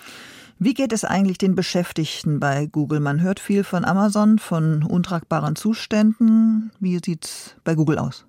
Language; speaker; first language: German; native; German